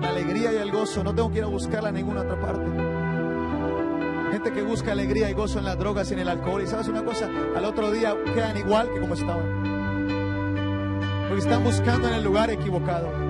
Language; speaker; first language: Spanish; native; Spanish